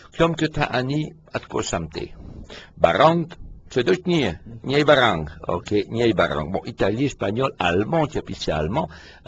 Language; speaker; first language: Khmer; non-native, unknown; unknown